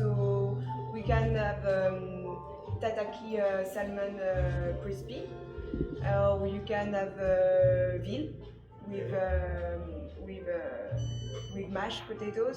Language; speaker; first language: English; non-native, learner; French